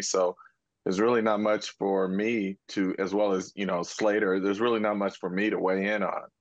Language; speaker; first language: English; native; English